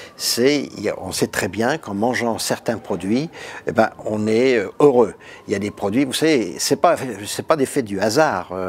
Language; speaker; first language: French; native; French